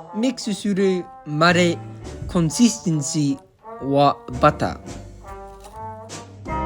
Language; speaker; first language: Japanese; non-native, learner; English